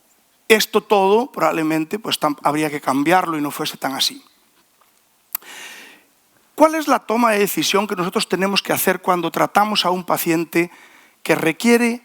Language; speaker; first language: Spanish; native; Spanish